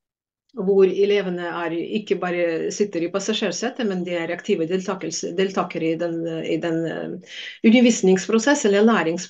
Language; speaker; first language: Norwegian; non-native, fluent; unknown